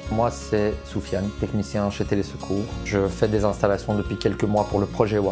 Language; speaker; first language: French; native; French